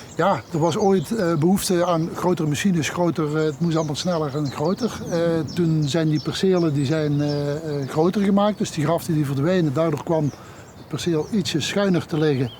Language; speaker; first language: Dutch; native; Dutch